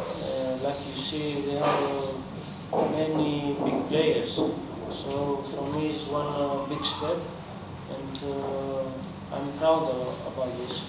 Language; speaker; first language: English; non-native, learner; Greek